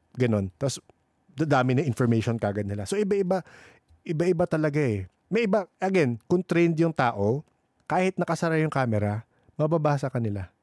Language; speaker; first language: Filipino; native; Filipino